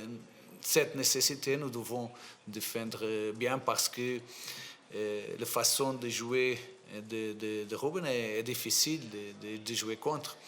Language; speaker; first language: French; non-native, fluent; Portuguese